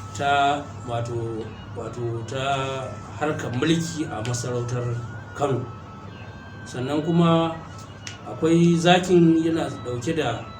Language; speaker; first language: Hausa; native; Hausa